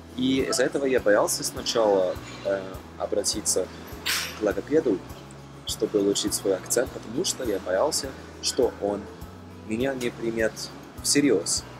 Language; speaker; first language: Russian; non-native, fluent; German